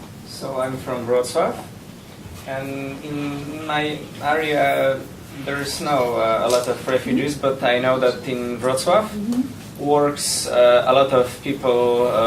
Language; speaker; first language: English; non-native, learner; Polish